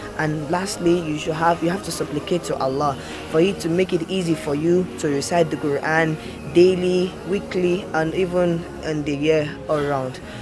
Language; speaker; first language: English; non-native, local second language; Yoruba